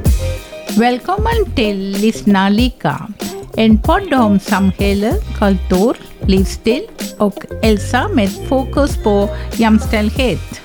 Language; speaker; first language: Swedish; non-native, learner; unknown